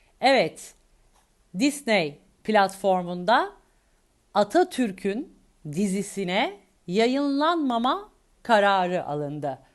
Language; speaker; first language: Turkish; native; Turkish